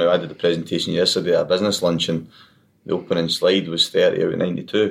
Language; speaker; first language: English; native; English